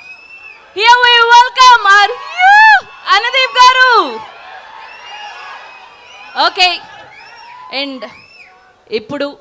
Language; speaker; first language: Telugu; native; Telugu